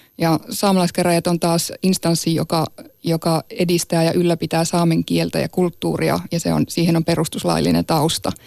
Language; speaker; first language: Finnish; non-native, local second language; Northern Sami